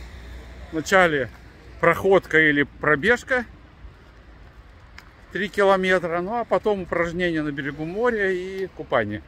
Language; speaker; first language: Russian; native; Russian